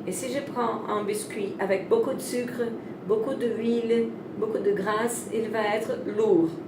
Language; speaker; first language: French; non-native, fluent; Portuguese